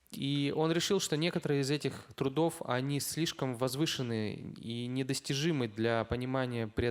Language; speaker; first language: Russian; native; Russian